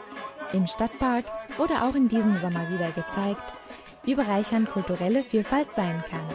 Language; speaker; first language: German; native; German